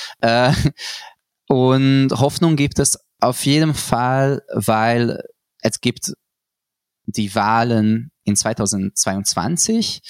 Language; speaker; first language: German; non-native, fluent; Hungarian